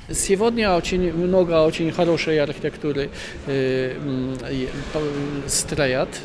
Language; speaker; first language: Russian; non-native, learner; Polish